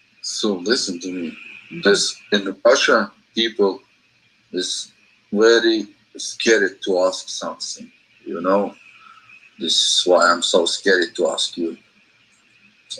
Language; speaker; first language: English; non-native, learner; Russian